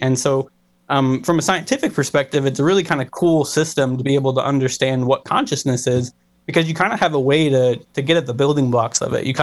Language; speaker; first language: English; native; English